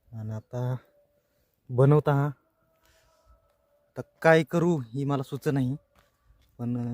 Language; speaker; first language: Marathi; non-native, local second language; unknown